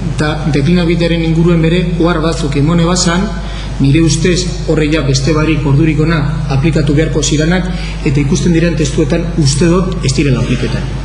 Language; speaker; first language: Basque; native; Basque